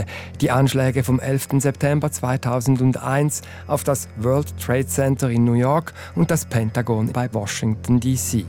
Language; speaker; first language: German; native; German